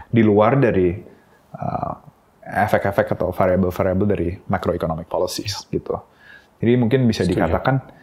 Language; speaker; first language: Indonesian; native; Indonesian